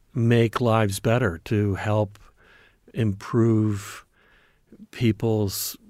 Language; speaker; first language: English; native; English